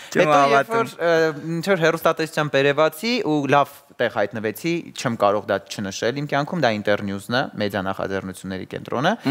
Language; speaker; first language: Armenian; native; Armenian